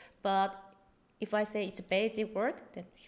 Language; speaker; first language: English; non-native, fluent; Korean